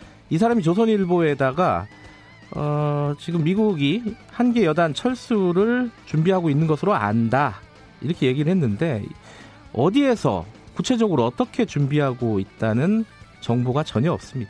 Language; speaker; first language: Korean; native; Korean